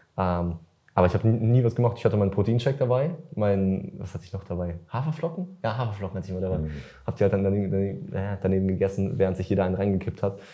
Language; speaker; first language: German; early bilingual, other home language; Russian